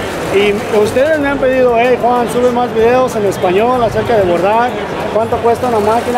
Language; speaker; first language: Spanish; early bilingual, heritage; Spanish